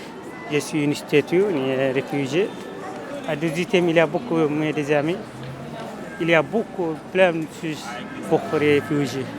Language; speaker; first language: French; non-native, learner; Amharic